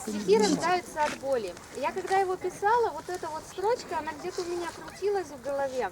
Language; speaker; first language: Russian; native; Russian